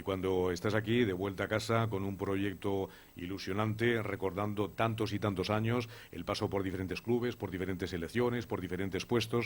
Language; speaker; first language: Spanish; native; Spanish